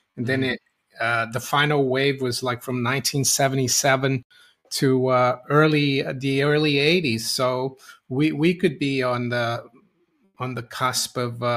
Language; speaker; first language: English; non-native, fluent; Portuguese